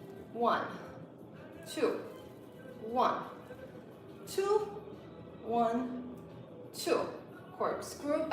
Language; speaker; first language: English; non-native, fluent; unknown